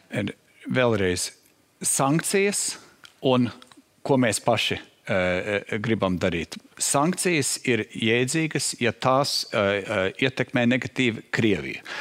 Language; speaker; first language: Latvian; native; Latvian